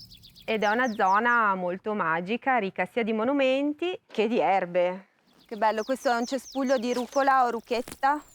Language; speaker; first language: Italian; native; Italian